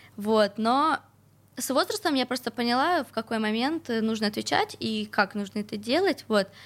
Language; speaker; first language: Russian; native; Russian